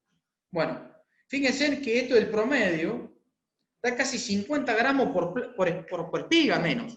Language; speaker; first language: Spanish; native; Spanish